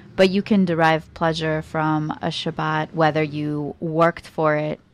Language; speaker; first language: English; early bilingual, other home language; Ukrainian